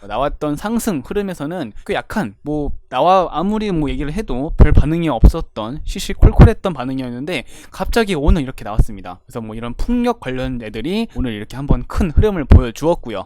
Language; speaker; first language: Korean; native; Korean